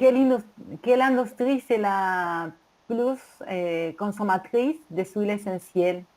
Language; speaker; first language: French; non-native, learner; Spanish